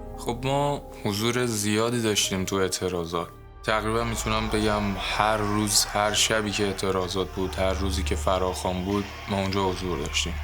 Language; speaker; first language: Persian; native; Persian